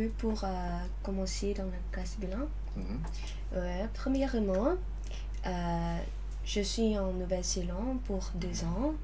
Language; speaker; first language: French; non-native, learner; Lao